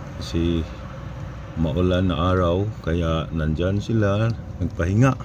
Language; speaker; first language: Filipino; non-native, local second language; Cebuano